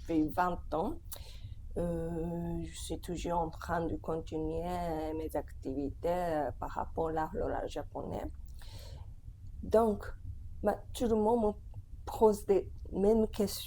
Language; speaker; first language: French; non-native, fluent; Japanese